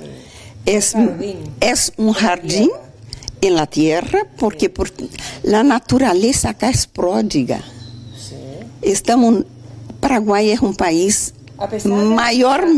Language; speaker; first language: Spanish; non-native, fluent; Portuguese